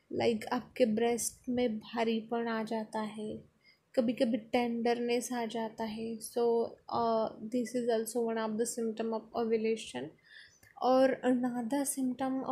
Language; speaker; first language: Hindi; non-native, local second language; Marathi